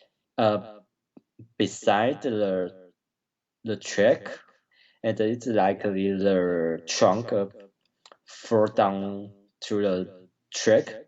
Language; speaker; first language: English; non-native, learner; Chinese